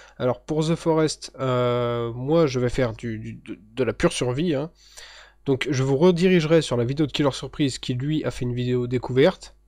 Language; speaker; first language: French; native; French